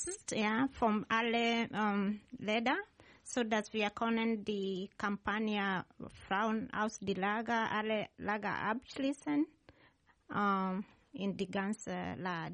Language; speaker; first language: German; non-native, learner; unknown